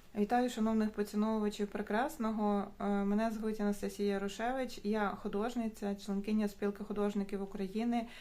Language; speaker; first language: Ukrainian; non-native, local second language; Russian